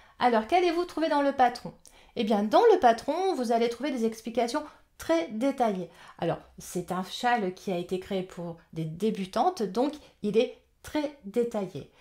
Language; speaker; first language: French; native; French